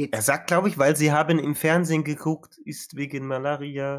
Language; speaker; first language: German; native; German